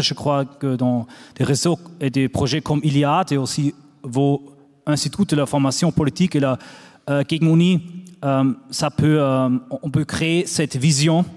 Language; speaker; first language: French; non-native, fluent; German